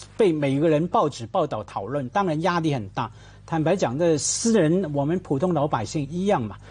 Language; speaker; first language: Chinese; non-native, local second language; Cantonese